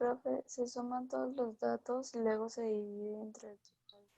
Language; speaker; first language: Spanish; native; Spanish